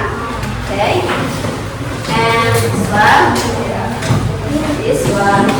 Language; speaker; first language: English; non-native, learner; Indonesian